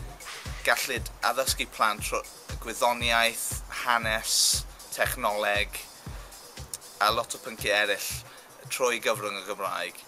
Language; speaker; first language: Welsh; non-native, local second language; English